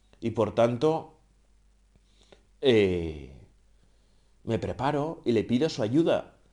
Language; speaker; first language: Spanish; native; Spanish